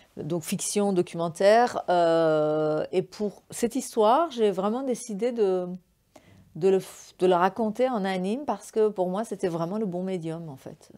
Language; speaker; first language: French; non-native, fluent; Persian